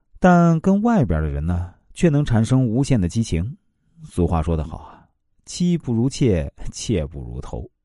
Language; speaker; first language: Chinese; native; Chinese